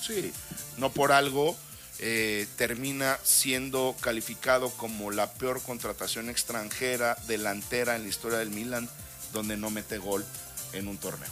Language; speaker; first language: Spanish; native; Spanish